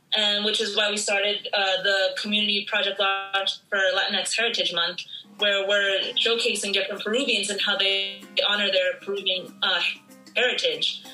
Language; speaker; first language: English; early bilingual, other home language; Spanish